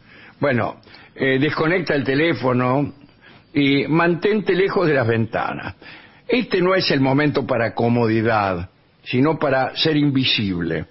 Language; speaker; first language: Spanish; native; Spanish